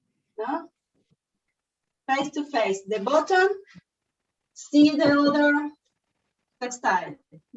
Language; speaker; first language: English; non-native, learner; Spanish